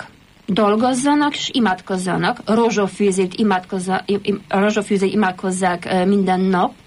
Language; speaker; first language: Hungarian; non-native, fluent; Polish